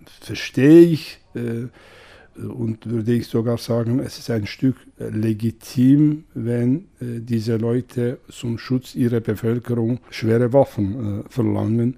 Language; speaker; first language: German; non-native, fluent; Kurdish